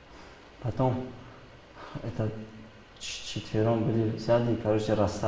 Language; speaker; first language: Russian; non-native, local second language; Tajik